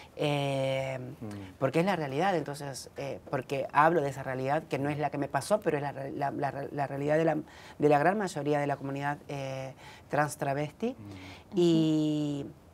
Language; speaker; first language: Spanish; native; Spanish